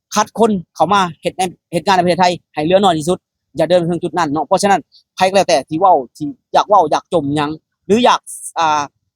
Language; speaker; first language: Thai; non-native, local second language; Lao